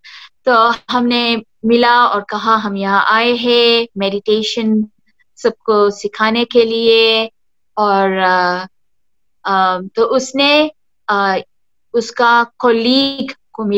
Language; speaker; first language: Hindi; early bilingual, heritage; Hindi